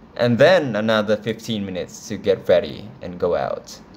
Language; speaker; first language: English; non-native, fluent; Thai